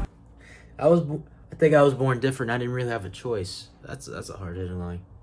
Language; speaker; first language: English; native; English